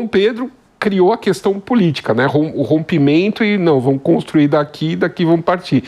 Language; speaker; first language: Portuguese; native; Portuguese